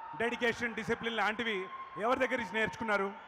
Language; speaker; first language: Telugu; native; Telugu